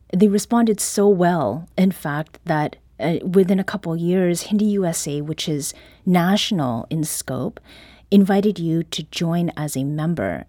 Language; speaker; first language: English; early bilingual, other home language; Korean